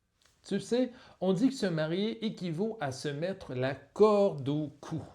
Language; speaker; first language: French; native; French